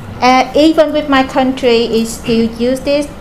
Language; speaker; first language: English; non-native, learner; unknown